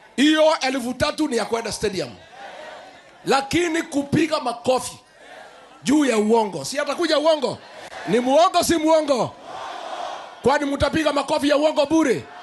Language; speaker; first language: Swahili; non-native, local second language; Kikuyu